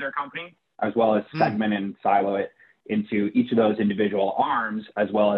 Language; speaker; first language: English; native; English